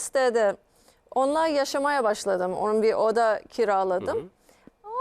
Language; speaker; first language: Turkish; non-native, fluent; English